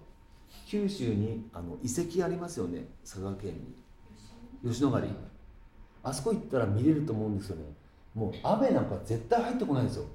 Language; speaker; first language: Japanese; native; Japanese